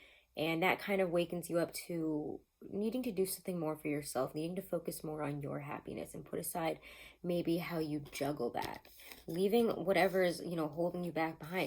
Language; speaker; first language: English; native; English